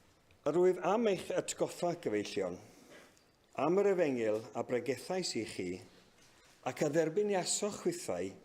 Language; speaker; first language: Welsh; native; Welsh